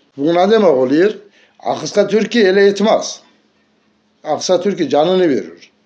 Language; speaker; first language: Turkish; native; Turkish